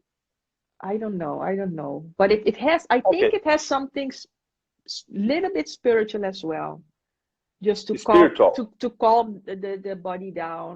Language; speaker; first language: English; non-native, fluent; Dutch